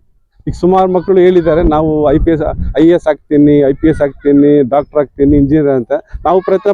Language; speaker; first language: Kannada; non-native, local second language; Urdu